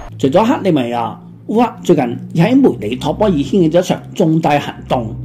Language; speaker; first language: Chinese; non-native, local second language; Cantonese